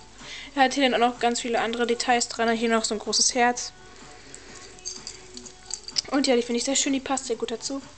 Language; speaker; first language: German; native; German